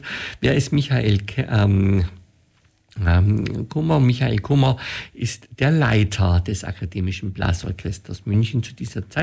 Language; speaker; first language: German; native; German